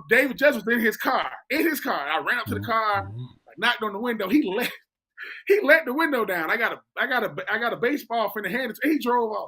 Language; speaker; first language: English; native; English